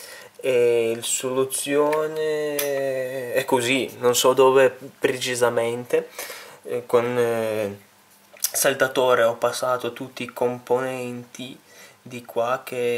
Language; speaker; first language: Italian; non-native, fluent; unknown